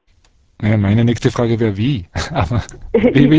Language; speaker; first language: German; early bilingual, other home language; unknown